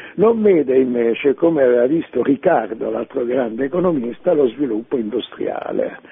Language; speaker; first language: Italian; native; Italian